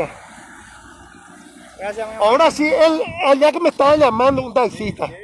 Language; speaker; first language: Spanish; native; Spanish